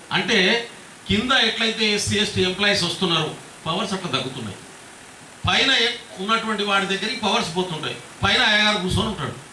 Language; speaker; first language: Telugu; non-native, local second language; Lambadi